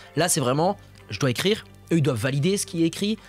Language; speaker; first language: French; native; French